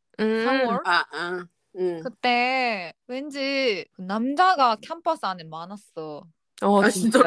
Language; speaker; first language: Korean; non-native, fluent; Japanese